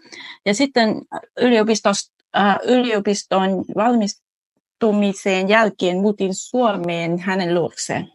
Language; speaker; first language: Finnish; non-native, fluent; Vietnamese